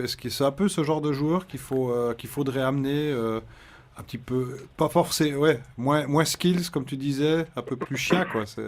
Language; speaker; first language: French; native; French